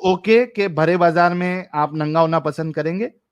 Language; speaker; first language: Hindi; native; Hindi